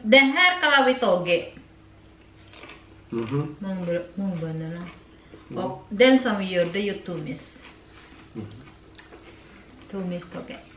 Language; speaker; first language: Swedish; non-native, learner; Indonesian